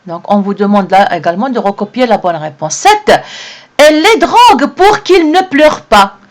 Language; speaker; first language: French; non-native, local second language; Arabic